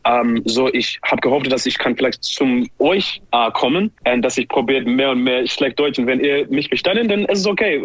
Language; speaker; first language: German; non-native, learner; English